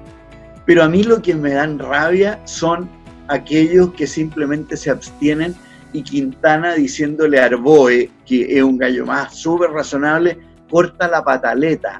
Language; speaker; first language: Spanish; native; Spanish